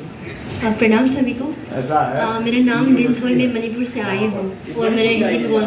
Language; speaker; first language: Hindi; non-native, local second language; Manipuri